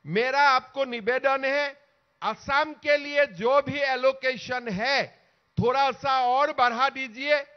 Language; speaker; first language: Hindi; non-native, local second language; Assamese